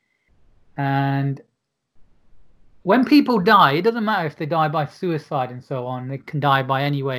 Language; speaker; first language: English; native; English